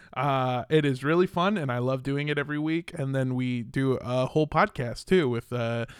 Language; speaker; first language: English; native; English